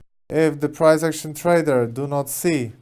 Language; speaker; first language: English; non-native, fluent; Polish